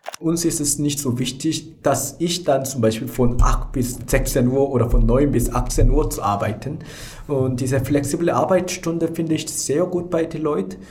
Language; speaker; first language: German; non-native, fluent; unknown